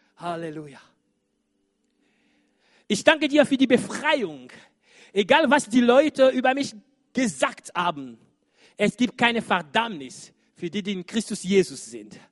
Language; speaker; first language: German; non-native, fluent; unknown